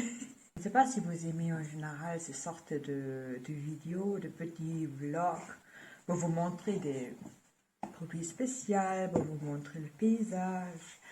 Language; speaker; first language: French; non-native, fluent; German